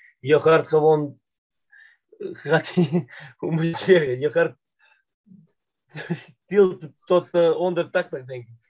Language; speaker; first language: Dutch; non-native, fluent; Macedonian